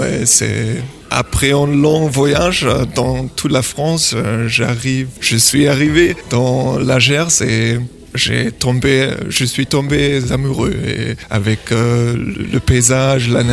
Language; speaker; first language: French; non-native, learner; German